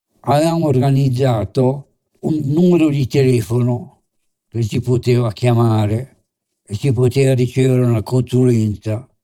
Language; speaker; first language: Italian; native; Italian